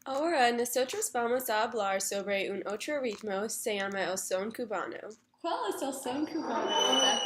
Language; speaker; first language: Spanish; non-native, learner; English